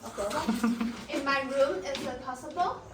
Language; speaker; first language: English; non-native, learner; Korean